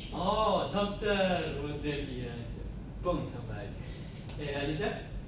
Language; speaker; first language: French; non-native, learner; Indonesian